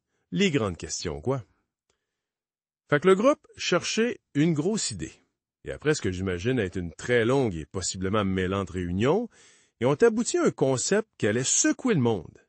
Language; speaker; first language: French; native; French